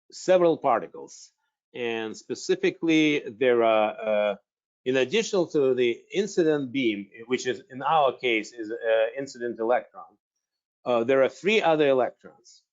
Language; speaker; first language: English; non-native, fluent; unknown